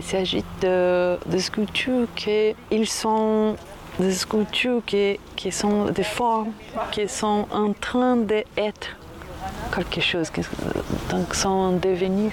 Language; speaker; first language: French; non-native, fluent; Portuguese